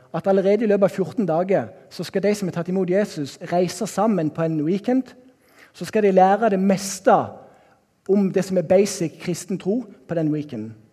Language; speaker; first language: Norwegian; native; Norwegian